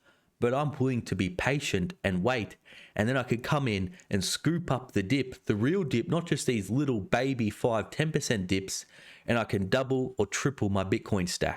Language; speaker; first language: English; native; English